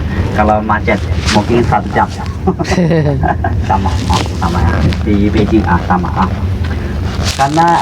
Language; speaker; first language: Indonesian; non-native, fluent; Chinese